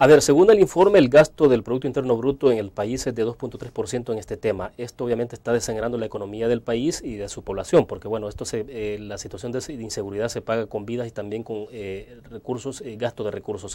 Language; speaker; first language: Spanish; native; Spanish